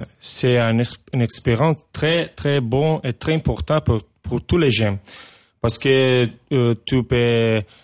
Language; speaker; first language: French; non-native, learner; Italian